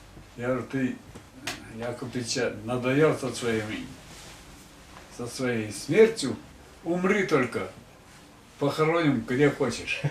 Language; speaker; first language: Russian; non-native, local second language; Tatar